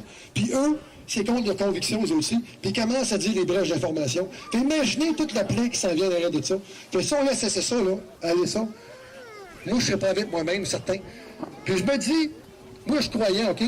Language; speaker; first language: French; native; French